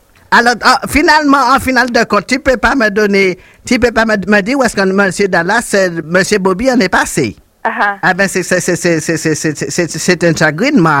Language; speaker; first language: French; non-native, local second language; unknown